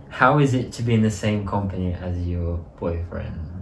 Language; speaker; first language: English; non-native, fluent; Portuguese